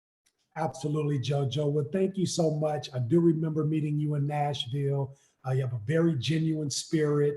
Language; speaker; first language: English; native; English